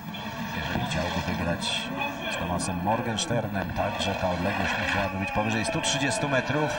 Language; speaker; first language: Polish; native; Polish